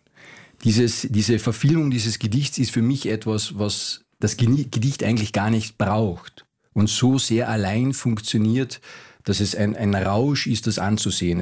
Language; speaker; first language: German; native; German